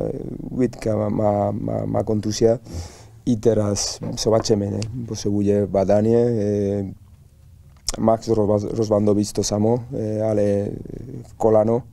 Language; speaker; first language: Polish; non-native, learner; Spanish